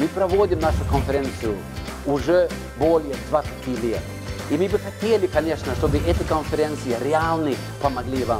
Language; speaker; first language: Russian; non-native, fluent; Norwegian